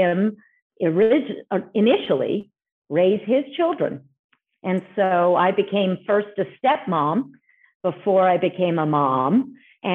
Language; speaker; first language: English; native; English